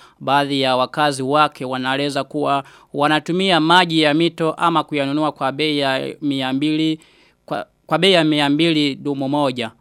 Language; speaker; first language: Swahili; non-native, local second language; Rundi